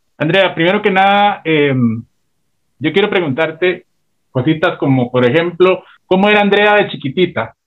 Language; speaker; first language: Spanish; native; Spanish